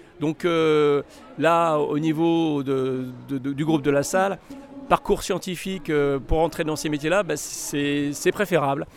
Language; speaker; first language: French; native; French